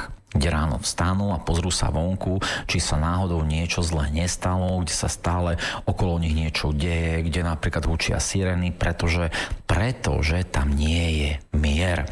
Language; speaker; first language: Slovak; native; Slovak